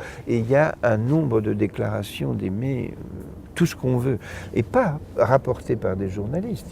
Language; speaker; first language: French; native; French